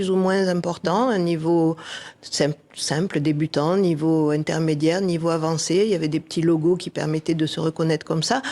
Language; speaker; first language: French; native; French